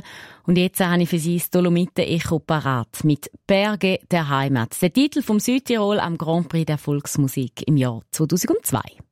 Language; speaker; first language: German; native; German